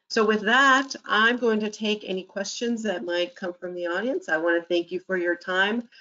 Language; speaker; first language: English; native; English